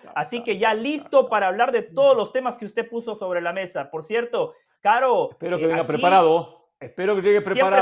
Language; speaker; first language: Spanish; native; Spanish